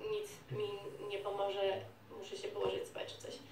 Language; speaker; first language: Polish; early bilingual, heritage; Polish